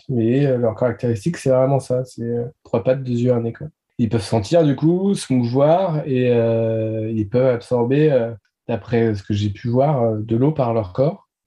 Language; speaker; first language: French; native; French